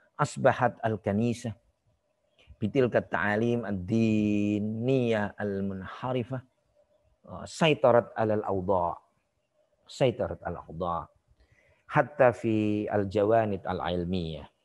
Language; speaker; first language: Arabic; non-native, fluent; Indonesian